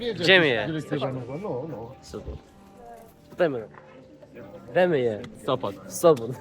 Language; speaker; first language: Polish; non-native, learner; Ukrainian